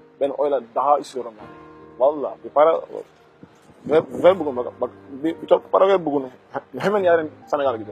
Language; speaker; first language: Turkish; non-native, learner; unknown